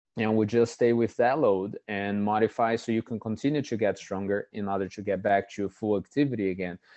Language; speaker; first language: English; non-native, fluent; Portuguese